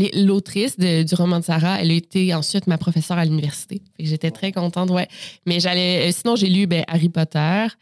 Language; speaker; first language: French; native; French